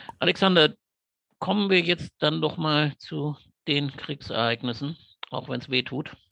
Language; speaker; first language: German; native; German